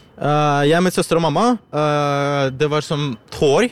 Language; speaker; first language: Norwegian; non-native, learner; Ukrainian